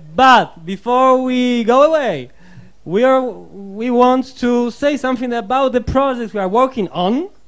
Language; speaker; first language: English; non-native, fluent; Polish